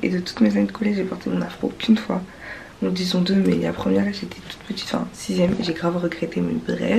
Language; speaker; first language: French; native; French